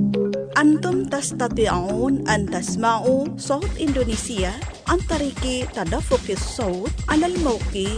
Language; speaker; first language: Arabic; non-native, fluent; Indonesian